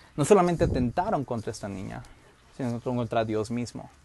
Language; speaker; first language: Spanish; early bilingual, heritage; Spanish